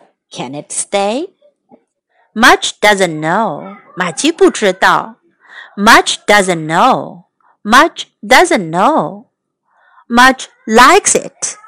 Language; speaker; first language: English; non-native, fluent; Chinese